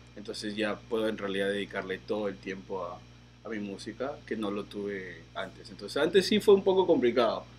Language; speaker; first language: Spanish; native; Spanish